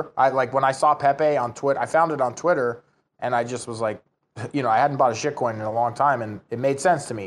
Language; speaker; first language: English; native; English